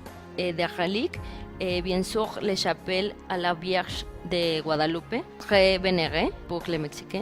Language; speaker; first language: French; non-native, learner; Spanish